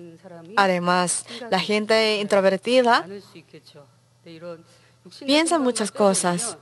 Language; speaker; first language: Spanish; non-native, learner; Korean